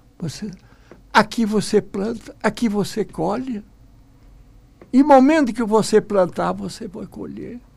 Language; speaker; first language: Portuguese; non-native, local second language; German